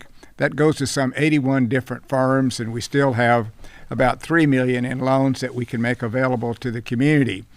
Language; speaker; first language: English; native; English